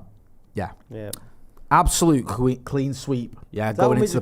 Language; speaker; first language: English; native; English